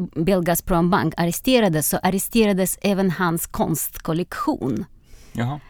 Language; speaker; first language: Swedish; non-native, fluent; Russian